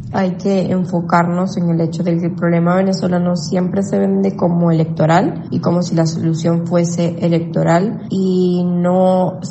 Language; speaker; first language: Spanish; native; Spanish